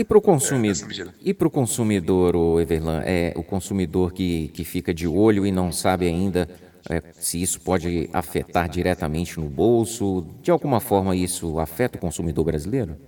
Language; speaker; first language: Portuguese; native; Portuguese